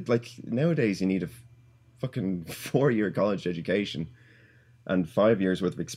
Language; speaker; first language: English; native; English